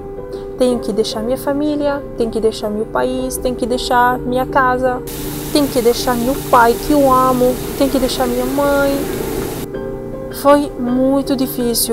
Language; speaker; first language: Portuguese; non-native, learner; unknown